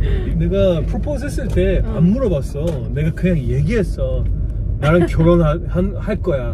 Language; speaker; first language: Korean; non-native, learner; French